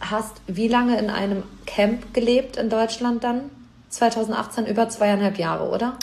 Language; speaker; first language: German; native; German